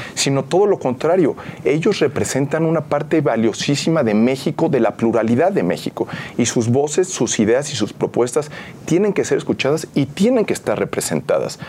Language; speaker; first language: Spanish; native; Spanish